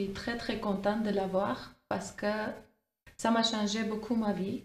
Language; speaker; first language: French; non-native, fluent; Armenian